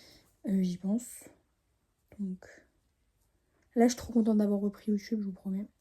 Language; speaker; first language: French; native; French